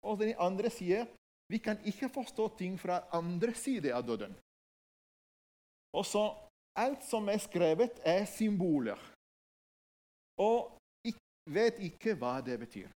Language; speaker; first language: Norwegian; non-native, fluent; Spanish